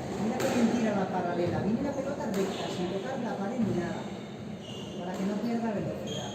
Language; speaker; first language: Spanish; native; Spanish